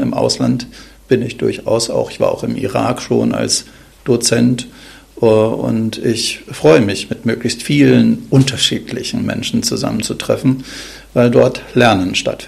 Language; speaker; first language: German; native; German